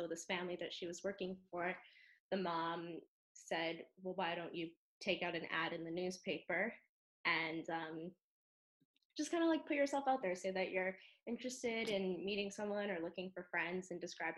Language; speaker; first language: English; native; English